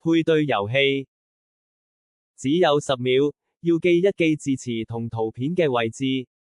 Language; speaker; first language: Cantonese; native; Cantonese